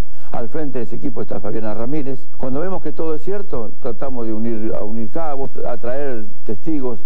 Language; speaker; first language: Spanish; native; Spanish